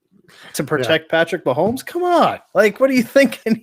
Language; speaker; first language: English; native; English